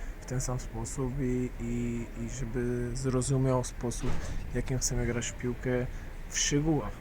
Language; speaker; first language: Polish; non-native, fluent; Portuguese